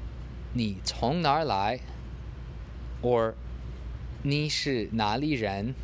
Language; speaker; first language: Chinese; non-native, learner; English